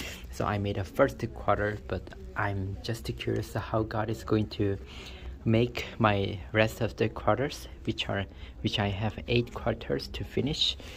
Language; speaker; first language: English; non-native, fluent; Korean